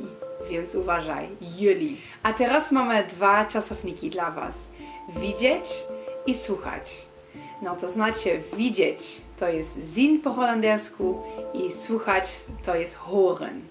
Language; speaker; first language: Polish; non-native, learner; Dutch